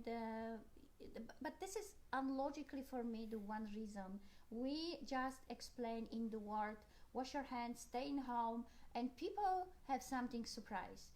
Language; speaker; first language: English; non-native, learner; Polish